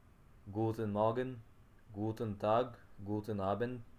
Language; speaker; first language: German; non-native, learner; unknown